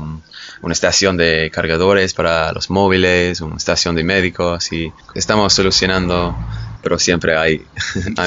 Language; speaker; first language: Spanish; non-native, fluent; English